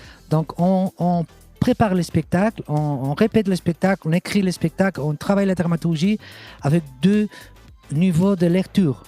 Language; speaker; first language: French; non-native, fluent; Catalan